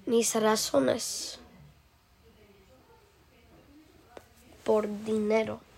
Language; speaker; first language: Spanish; early bilingual, heritage; Spanish